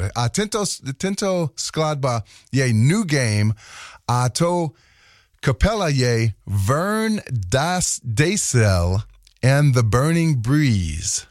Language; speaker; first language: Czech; non-native, learner; Slovak